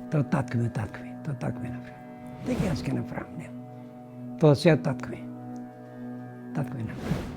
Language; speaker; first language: Macedonian; native; Macedonian